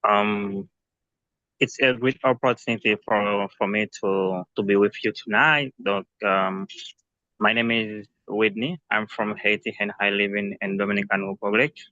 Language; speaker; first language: English; non-native, learner; Haitian Creole